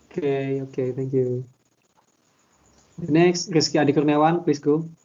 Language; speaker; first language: English; non-native, learner; Indonesian